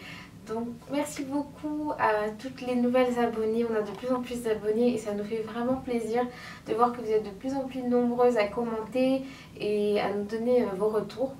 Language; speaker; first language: French; native; French